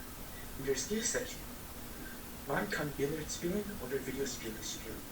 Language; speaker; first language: German; non-native, learner; English